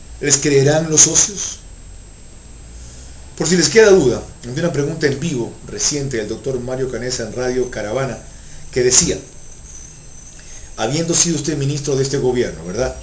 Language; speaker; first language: Spanish; native; Spanish